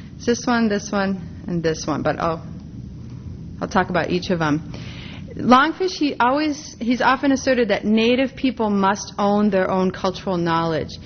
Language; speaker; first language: English; native; English